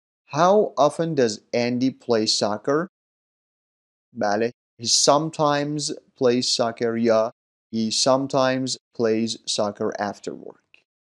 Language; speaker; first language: English; non-native, fluent; Persian